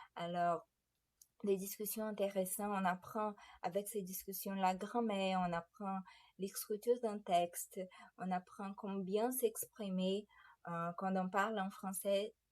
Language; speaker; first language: French; non-native, fluent; Portuguese